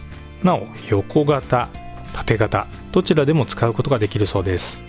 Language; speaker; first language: Japanese; native; Japanese